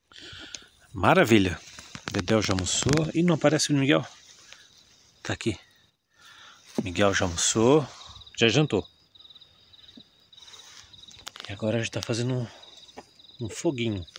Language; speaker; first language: Portuguese; native; Portuguese